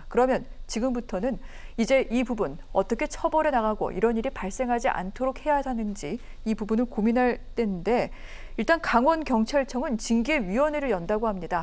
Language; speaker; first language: Korean; native; Korean